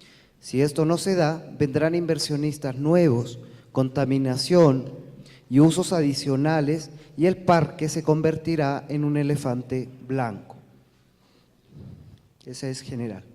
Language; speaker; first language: Spanish; native; Spanish